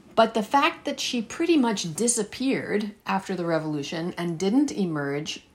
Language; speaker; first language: English; early bilingual, heritage; Persian